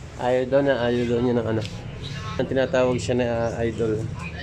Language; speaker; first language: Filipino; native; Filipino